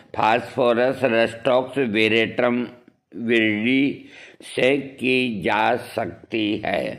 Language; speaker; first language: Hindi; native; Hindi